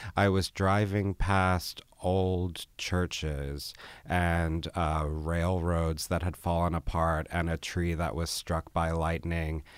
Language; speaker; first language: English; native; English